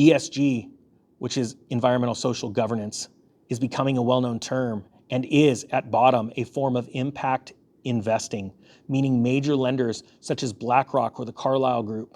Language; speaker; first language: English; native; English